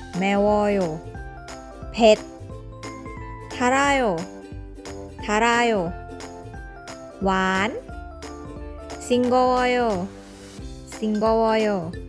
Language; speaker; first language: Korean; non-native, fluent; Thai